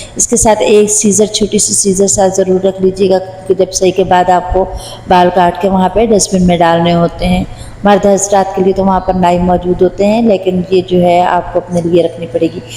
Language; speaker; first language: Urdu; non-native, local second language; Punjabi